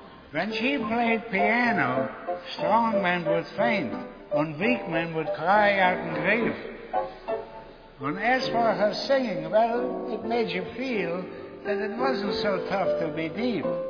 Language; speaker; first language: English; native; English